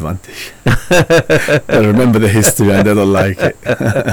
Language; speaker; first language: English; non-native, fluent; Spanish